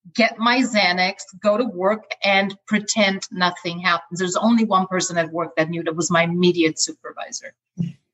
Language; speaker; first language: English; non-native, fluent; German